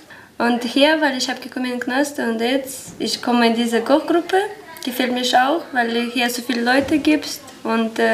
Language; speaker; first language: German; non-native, learner; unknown